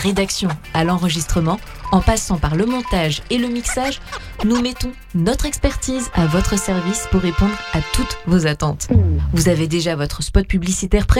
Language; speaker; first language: French; native; French